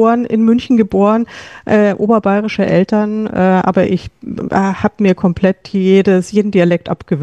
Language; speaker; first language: German; native; German